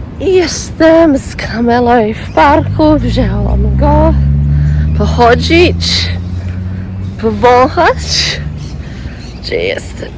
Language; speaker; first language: Polish; early bilingual, heritage; Polish